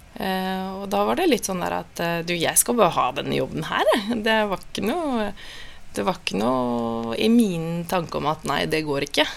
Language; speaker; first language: Norwegian; native; Norwegian